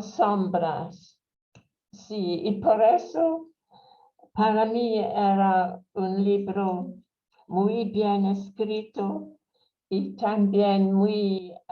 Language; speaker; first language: Spanish; non-native, fluent; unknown